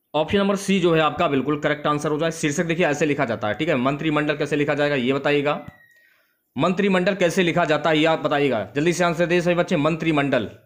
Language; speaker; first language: Hindi; native; Hindi